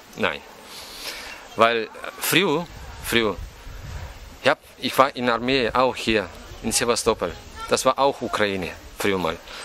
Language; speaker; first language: German; non-native, fluent; Russian